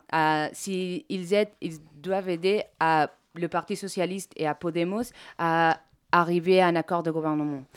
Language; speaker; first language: French; non-native, fluent; Spanish